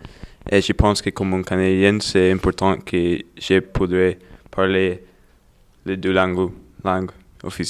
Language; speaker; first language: French; non-native, learner; English